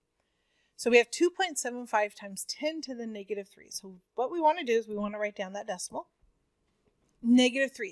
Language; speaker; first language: English; native; English